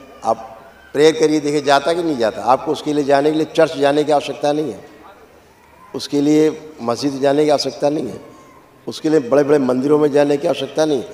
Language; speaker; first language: Hindi; native; Hindi